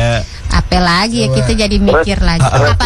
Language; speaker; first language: Indonesian; native; Indonesian